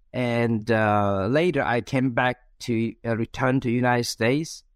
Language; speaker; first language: English; non-native, fluent; Chinese